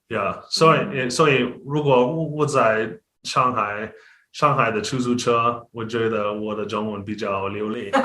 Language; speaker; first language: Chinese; non-native, learner; English